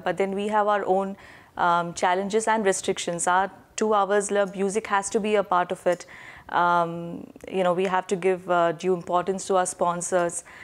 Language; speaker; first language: English; non-native, local second language; Malayalam